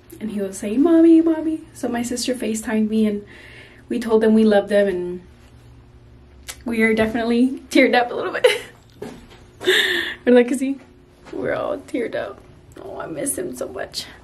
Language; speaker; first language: English; early bilingual, other home language; Spanish